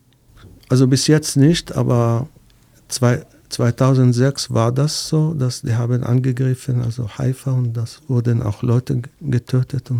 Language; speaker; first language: German; non-native, fluent; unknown